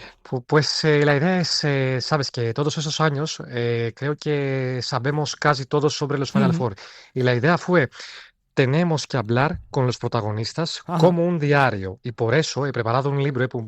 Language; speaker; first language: Spanish; non-native, fluent; Greek